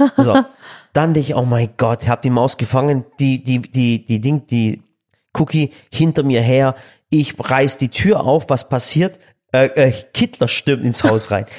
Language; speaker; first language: German; early bilingual, other home language; Turkish